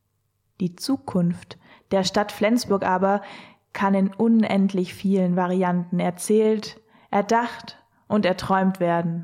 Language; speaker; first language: German; native; German